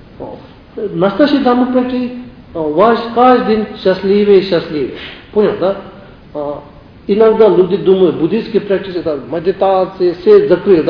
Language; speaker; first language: Russian; non-native, learner; Tibetan